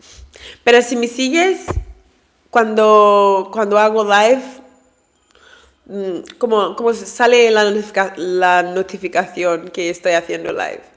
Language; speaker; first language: Spanish; non-native, learner; English